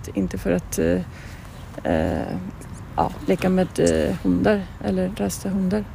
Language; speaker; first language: Swedish; non-native, fluent; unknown